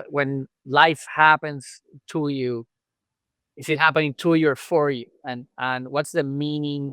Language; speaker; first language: English; non-native, local second language; Spanish